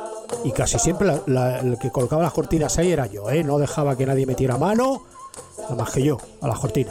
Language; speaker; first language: Spanish; native; Spanish